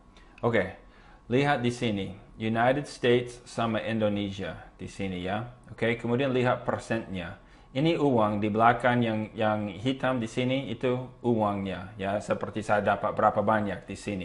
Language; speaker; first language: Indonesian; non-native, fluent; English